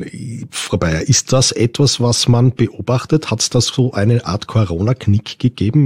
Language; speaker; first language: German; native; German